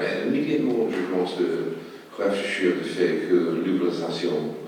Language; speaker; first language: French; non-native, fluent; English